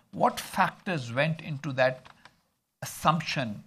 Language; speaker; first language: English; non-native, local second language; Urdu